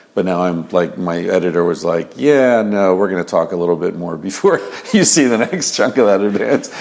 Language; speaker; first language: English; native; English